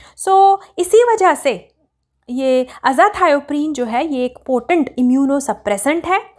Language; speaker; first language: Hindi; native; Hindi